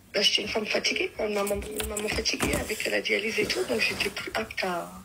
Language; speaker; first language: French; early bilingual, other home language; Arabic